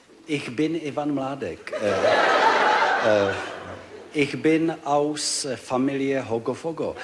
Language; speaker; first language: German; non-native, learner; Czech